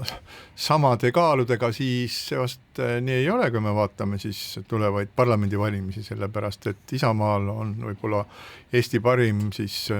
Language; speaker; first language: Estonian; native; Estonian